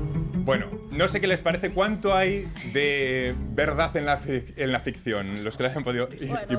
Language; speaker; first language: Spanish; native; Spanish